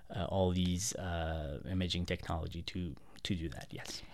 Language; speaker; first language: English; non-native, fluent; Persian